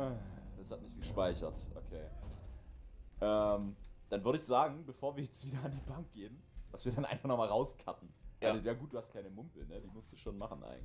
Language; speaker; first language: German; native; German